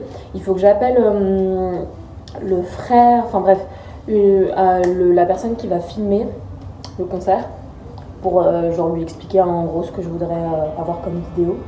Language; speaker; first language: French; native; French